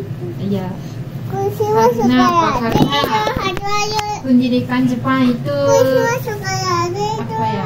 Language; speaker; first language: Indonesian; non-native, learner; Japanese